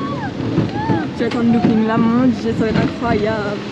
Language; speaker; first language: French; native; French